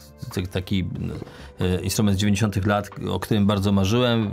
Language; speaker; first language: Polish; native; Polish